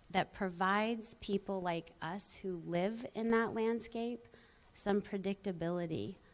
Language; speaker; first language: English; native; English